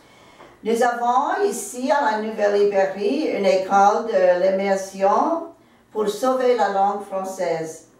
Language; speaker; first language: French; non-native, local second language; English